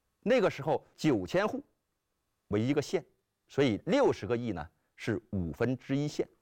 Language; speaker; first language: Chinese; native; Chinese